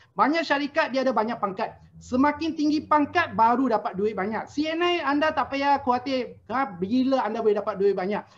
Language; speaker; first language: Malay; non-native, local second language; Chinese